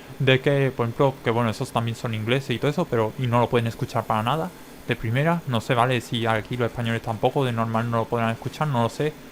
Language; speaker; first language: Spanish; native; Spanish